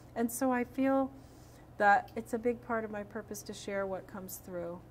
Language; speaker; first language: English; native; English